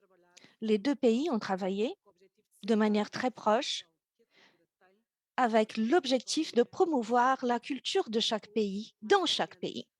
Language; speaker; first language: French; non-native, fluent; Portuguese